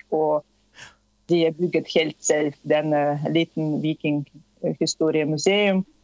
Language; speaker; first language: Norwegian; non-native, fluent; Tatar